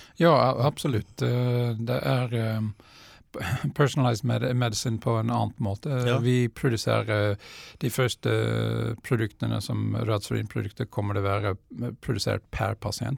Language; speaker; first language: Norwegian; non-native, fluent; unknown